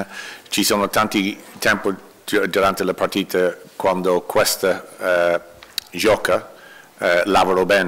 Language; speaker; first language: Italian; non-native, learner; English